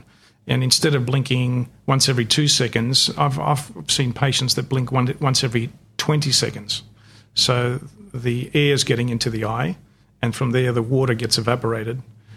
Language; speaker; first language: English; non-native, local second language; Greek